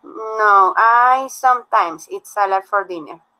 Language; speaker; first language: English; non-native, learner; Spanish